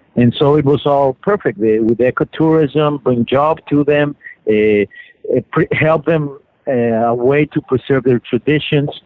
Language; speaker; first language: English; non-native, fluent; Spanish